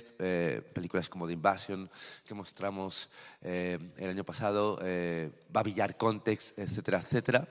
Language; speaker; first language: Spanish; native; Spanish